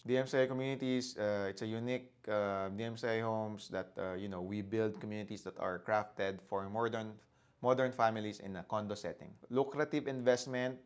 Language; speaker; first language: English; non-native, local second language; Filipino